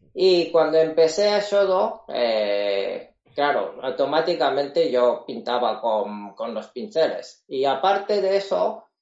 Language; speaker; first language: Spanish; non-native, fluent; Japanese